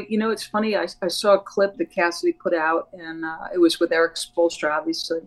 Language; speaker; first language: English; native; English